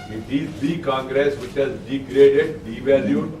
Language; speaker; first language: English; non-native, local second language; Telugu